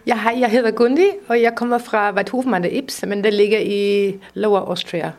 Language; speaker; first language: Danish; non-native, learner; German